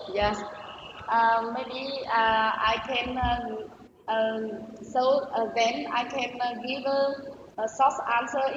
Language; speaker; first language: English; non-native, learner; Vietnamese